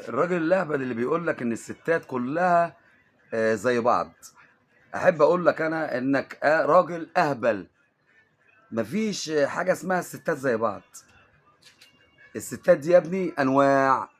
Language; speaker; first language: Arabic; native; Arabic